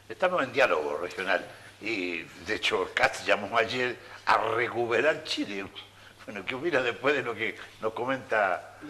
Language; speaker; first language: Spanish; native; Spanish